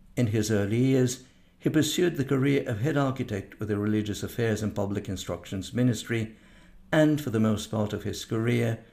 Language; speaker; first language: English; non-native, fluent; Romanian